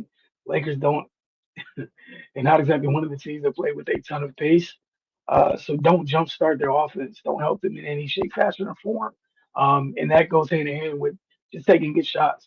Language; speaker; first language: English; native; English